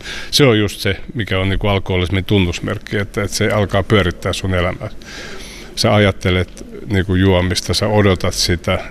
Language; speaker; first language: Finnish; native; Finnish